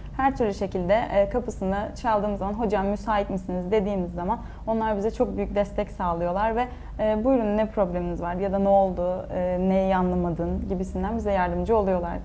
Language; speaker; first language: Turkish; native; Turkish